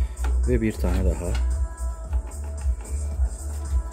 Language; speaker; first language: Turkish; native; Turkish